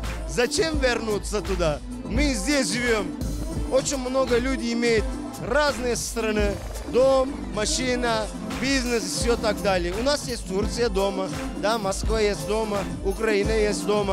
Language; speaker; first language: Russian; non-native, learner; Turkish